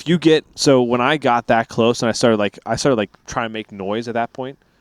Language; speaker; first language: English; native; English